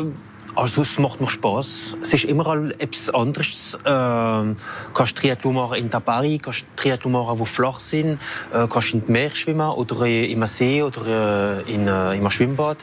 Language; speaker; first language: German; non-native, local second language; French